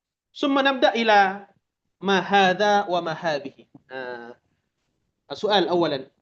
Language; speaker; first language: Arabic; non-native, fluent; Indonesian